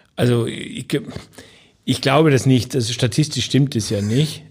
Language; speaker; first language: German; native; German